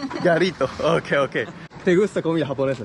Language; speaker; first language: Spanish; non-native, learner; Japanese